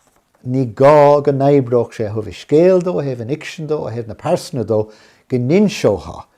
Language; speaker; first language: Irish; non-native, local second language; English